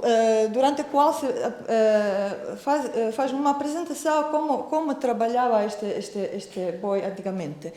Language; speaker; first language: Portuguese; non-native, fluent; Croatian